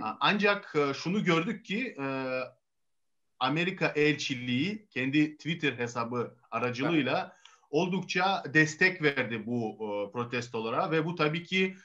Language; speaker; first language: Turkish; non-native, fluent; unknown